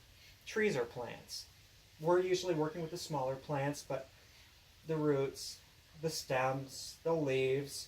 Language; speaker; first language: English; native; English